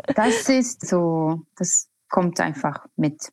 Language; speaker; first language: German; non-native, fluent; Estonian